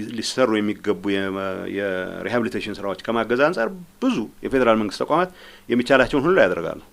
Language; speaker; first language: Amharic; non-native, local second language; Tigrinya